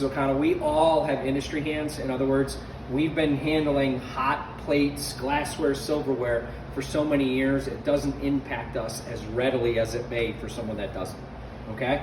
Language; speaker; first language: English; native; English